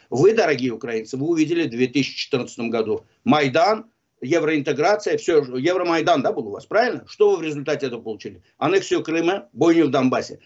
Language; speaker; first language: Russian; non-native, local second language; Azerbaijani